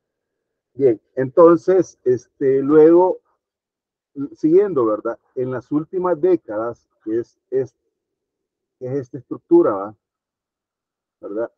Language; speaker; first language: Spanish; native; Spanish